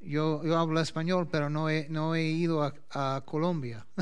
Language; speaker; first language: Spanish; non-native, fluent; English